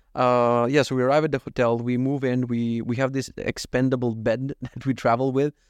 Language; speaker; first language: English; non-native, fluent; Macedonian